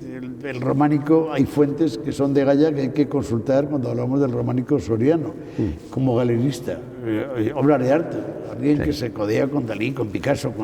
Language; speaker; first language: Spanish; native; Spanish